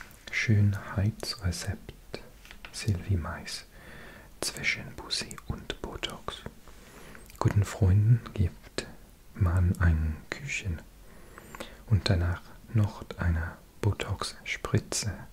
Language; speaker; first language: German; non-native, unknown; English